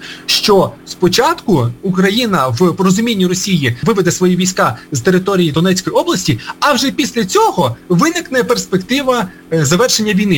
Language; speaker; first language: Ukrainian; native; Ukrainian